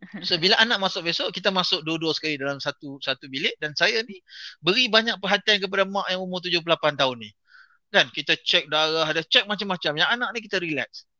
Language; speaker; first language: Malay; native; Malay